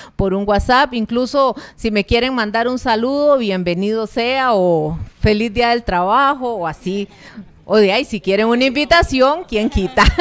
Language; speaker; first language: Spanish; native; Spanish